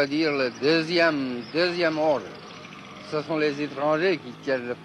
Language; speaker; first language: French; non-native, fluent; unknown